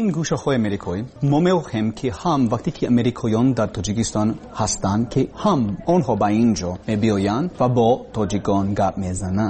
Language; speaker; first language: Persian; non-native, learner; English